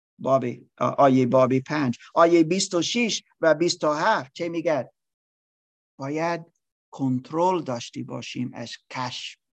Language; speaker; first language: Persian; non-native, learner; English